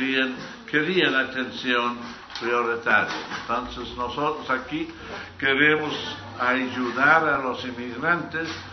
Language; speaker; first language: Spanish; non-native, fluent; English